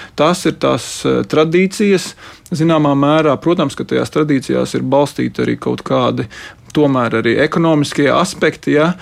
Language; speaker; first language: Latvian; native; Latvian